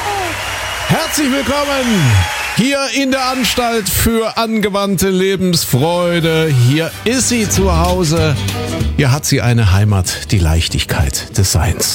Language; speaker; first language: German; native; German